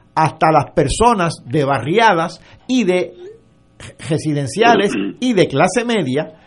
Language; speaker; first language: Spanish; native; Spanish